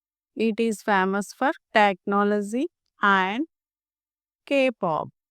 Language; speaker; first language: English; non-native, local second language; Telugu